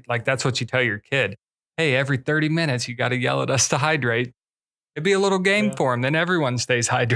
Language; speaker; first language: English; native; English